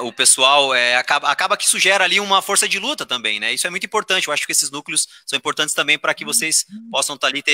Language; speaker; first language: Portuguese; native; Portuguese